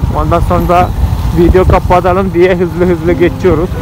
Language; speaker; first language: Turkish; non-native, fluent; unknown